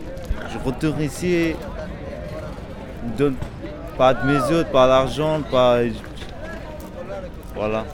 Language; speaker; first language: French; non-native, learner; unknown